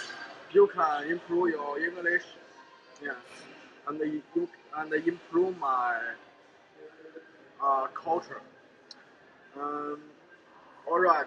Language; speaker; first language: English; non-native, learner; Chinese